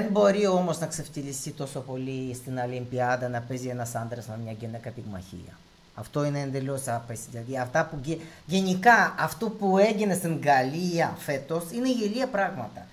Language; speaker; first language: Greek; non-native, fluent; Russian